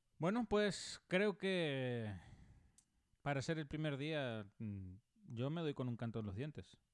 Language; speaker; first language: Spanish; native; Spanish